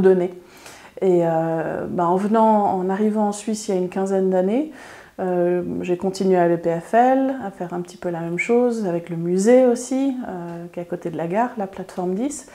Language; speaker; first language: French; native; French